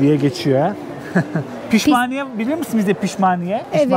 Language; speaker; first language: Turkish; native; Turkish